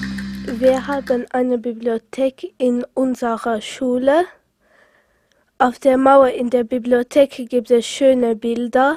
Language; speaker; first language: German; non-native, local second language; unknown